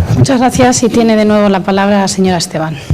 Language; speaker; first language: Spanish; native; Spanish